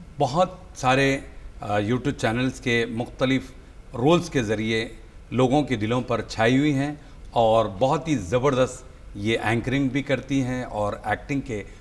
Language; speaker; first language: Hindi; native; Hindi